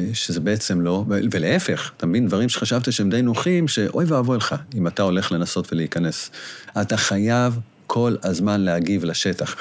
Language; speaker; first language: Hebrew; native; Hebrew